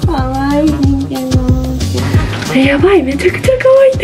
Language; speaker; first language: Japanese; native; Japanese